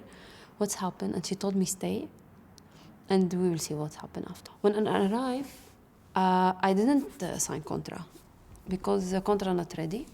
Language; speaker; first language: English; non-native, learner; Arabic